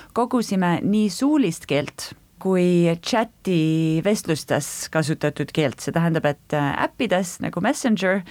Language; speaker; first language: Estonian; early bilingual, heritage; Estonian